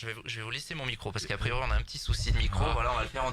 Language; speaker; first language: French; native; French